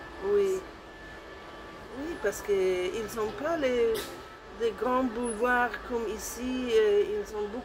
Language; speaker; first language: French; non-native, learner; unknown